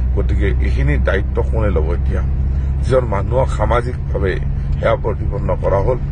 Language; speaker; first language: Assamese; native; Assamese